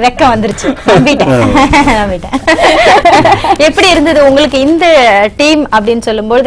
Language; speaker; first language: Tamil; native; Tamil